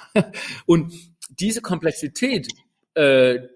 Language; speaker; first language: German; non-native, fluent; Danish